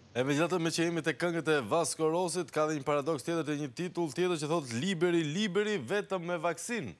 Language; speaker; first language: Albanian; native; Albanian